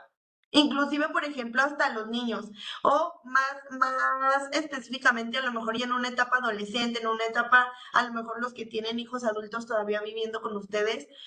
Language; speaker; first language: Spanish; native; Spanish